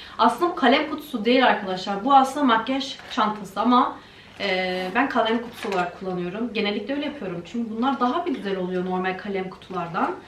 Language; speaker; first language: Turkish; early bilingual, heritage; Turkish